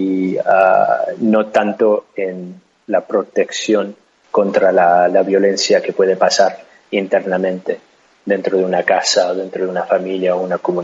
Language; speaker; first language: Spanish; non-native, fluent; English